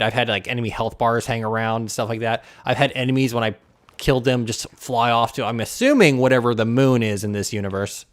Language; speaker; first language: English; native; English